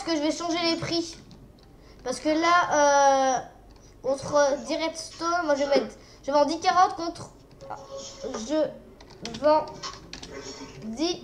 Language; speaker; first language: French; native; French